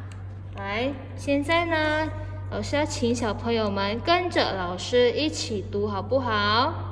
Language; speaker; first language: Chinese; non-native, fluent; Indonesian